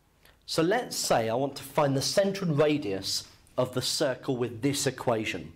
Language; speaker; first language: English; native; English